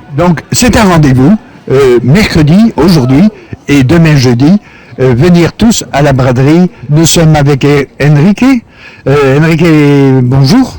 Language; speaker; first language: French; native; French